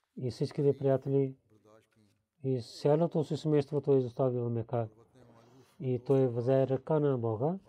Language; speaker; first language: Bulgarian; non-native, learner; Urdu